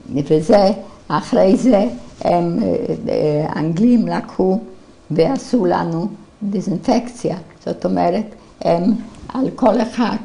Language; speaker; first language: Hebrew; non-native, fluent; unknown